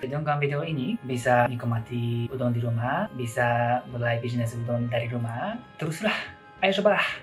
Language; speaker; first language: Indonesian; non-native, learner; Japanese